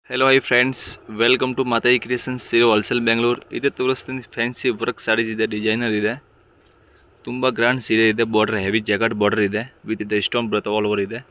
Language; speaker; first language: Kannada; non-native, local second language; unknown